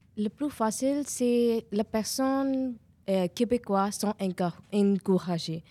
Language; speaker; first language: French; non-native, learner; Punjabi